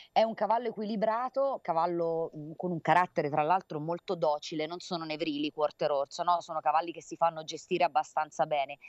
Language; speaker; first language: Italian; native; Italian